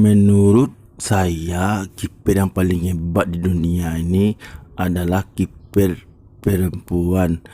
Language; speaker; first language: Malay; non-native, local second language; Minangkabau